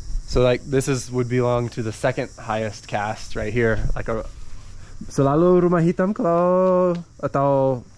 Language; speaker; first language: English; native; English